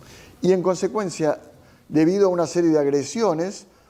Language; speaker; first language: Spanish; native; Spanish